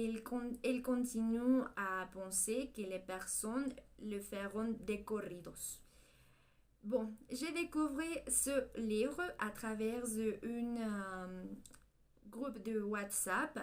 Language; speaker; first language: French; non-native, learner; Spanish